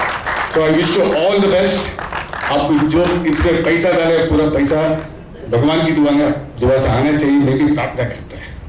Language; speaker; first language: Hindi; non-native, local second language; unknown